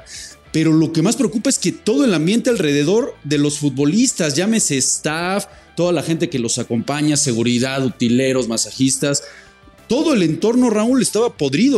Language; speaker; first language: Spanish; native; Spanish